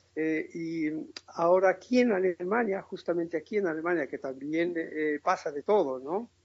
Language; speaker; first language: Spanish; native; Spanish